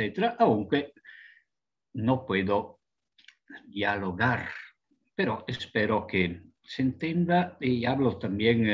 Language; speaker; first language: Spanish; non-native, fluent; Italian